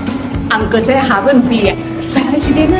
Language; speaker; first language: German; non-native, learner; Thai